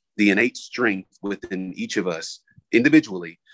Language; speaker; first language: English; native; English